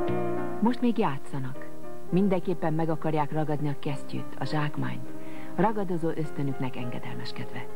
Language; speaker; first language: Hungarian; native; Hungarian